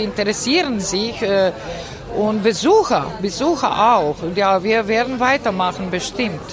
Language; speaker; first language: German; non-native, learner; Croatian